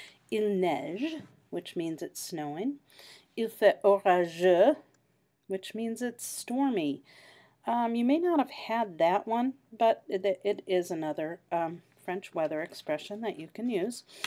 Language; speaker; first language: English; native; English